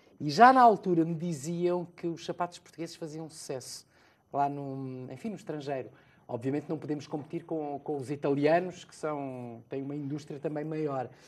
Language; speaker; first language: Portuguese; native; Portuguese